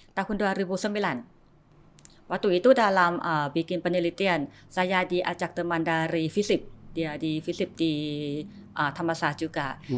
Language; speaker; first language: Indonesian; non-native, fluent; Thai